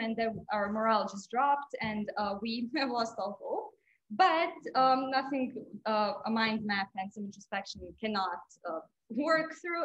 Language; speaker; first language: English; non-native, fluent; Bosnian